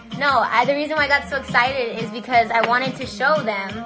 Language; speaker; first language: English; early bilingual, other home language; Spanish